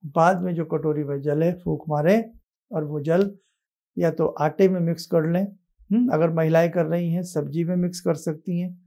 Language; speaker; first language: Hindi; native; Hindi